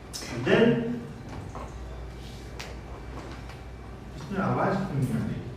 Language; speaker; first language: Hindi; native; Hindi